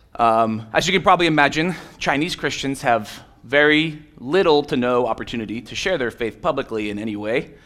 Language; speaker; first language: English; native; English